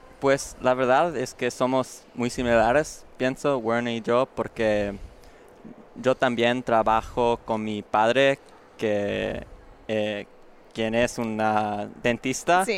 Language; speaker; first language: Spanish; non-native, learner; English